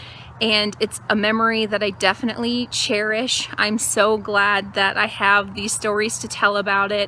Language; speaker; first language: English; native; English